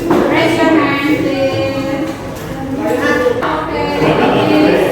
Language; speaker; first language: English; non-native, learner; Indonesian